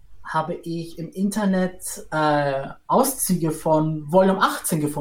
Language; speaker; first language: German; native; German